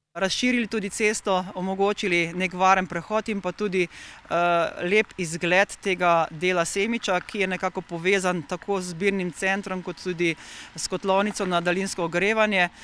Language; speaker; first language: Slovenian; native; Slovenian